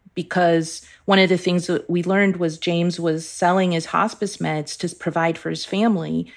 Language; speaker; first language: English; early bilingual, other home language; Persian